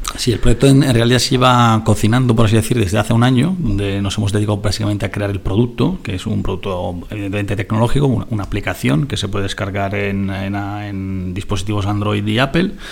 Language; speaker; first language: Spanish; non-native, fluent; Italian